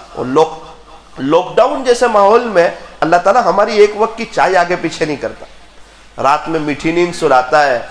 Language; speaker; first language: Urdu; non-native, local second language; Gujarati